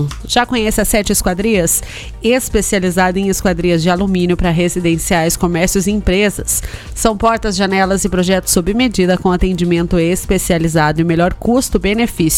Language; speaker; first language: Portuguese; native; Portuguese